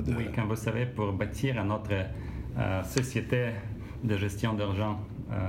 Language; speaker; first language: French; non-native, learner; Russian